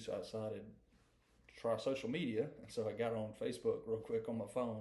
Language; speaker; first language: English; native; English